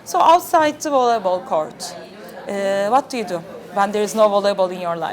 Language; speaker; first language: English; non-native, fluent; Turkish